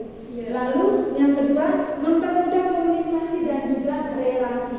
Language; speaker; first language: Indonesian; native; Indonesian